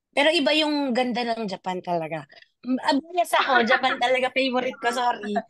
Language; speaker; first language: Filipino; native; Filipino